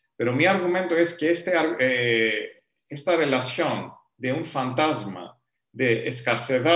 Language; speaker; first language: Spanish; non-native, fluent; Greek